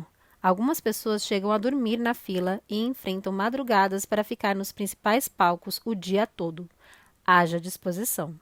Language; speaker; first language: Portuguese; native; Portuguese